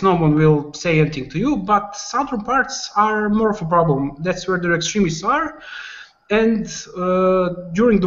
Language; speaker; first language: English; non-native, fluent; Serbian